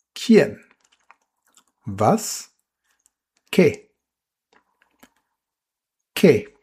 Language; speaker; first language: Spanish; non-native, fluent; German